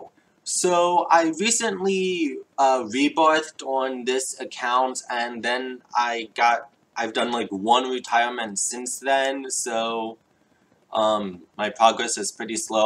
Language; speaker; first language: English; native; English